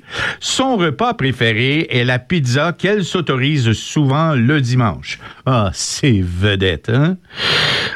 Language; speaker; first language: French; native; French